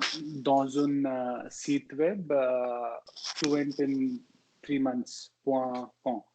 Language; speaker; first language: French; non-native, learner; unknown